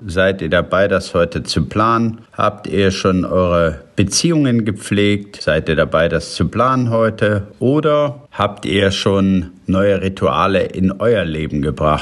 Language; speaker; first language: German; native; German